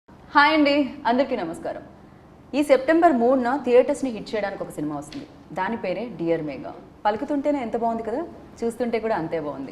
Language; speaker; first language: Telugu; native; Telugu